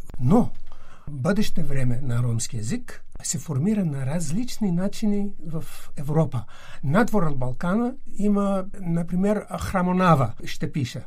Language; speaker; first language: Bulgarian; non-native, fluent; English